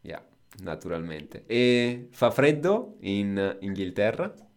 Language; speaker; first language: Italian; native; Italian